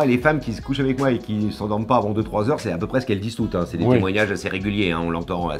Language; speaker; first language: French; native; French